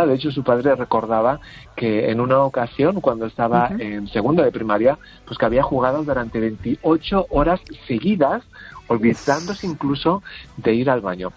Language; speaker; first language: Spanish; native; Spanish